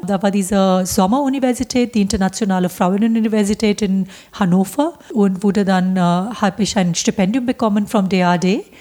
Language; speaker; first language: German; non-native, fluent; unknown